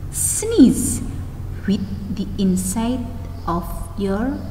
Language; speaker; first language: English; non-native, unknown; Indonesian